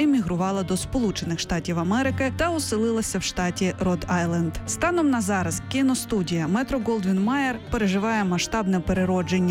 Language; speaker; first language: Ukrainian; native; Ukrainian